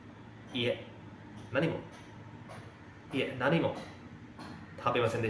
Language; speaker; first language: Japanese; non-native, fluent; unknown